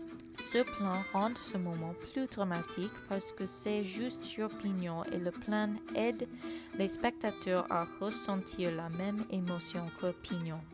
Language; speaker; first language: French; non-native, learner; English